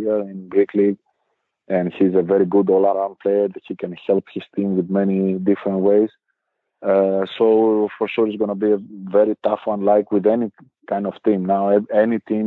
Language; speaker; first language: English; non-native, fluent; Greek